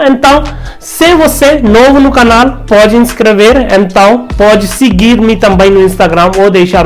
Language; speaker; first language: Portuguese; non-native, learner; Hindi